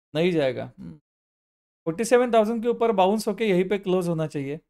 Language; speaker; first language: Hindi; non-native, local second language; Marathi